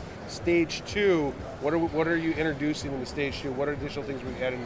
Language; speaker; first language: English; native; English